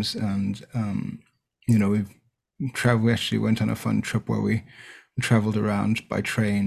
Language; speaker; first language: English; native; English